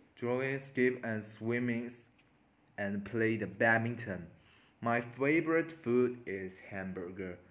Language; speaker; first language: English; non-native, learner; Chinese